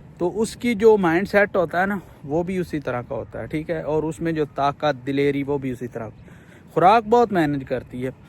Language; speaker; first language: Urdu; non-native, local second language; Punjabi